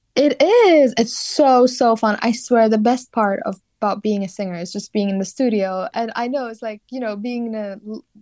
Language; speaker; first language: English; non-native, fluent; Kurdish